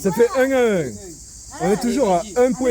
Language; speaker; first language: French; native; French